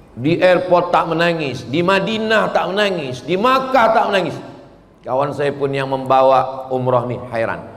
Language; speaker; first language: Malay; native; Malay